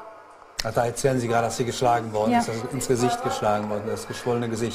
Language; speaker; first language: German; native; German